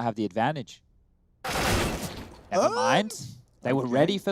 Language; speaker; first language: English; native; English